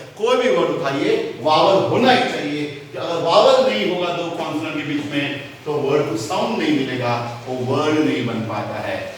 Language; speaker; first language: Hindi; non-native, local second language; Konkani